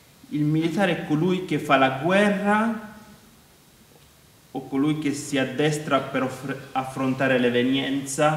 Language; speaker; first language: Italian; non-native, fluent; Maltese